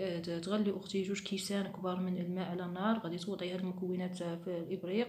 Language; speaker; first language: Arabic; native; Arabic